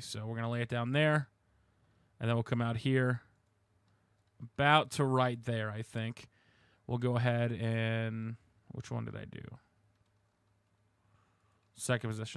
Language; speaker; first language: English; native; English